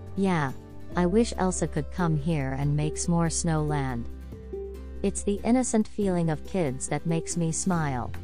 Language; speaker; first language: English; non-native, fluent; Thai